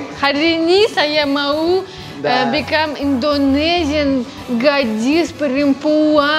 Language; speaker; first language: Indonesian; non-native, learner; Russian